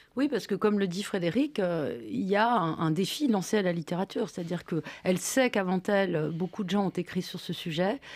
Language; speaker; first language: French; native; French